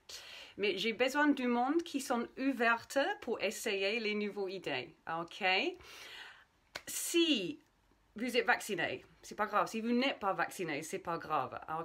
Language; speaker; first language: French; non-native, fluent; English